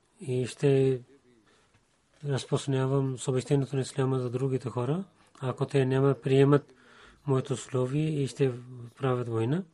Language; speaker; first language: Bulgarian; non-native, learner; Urdu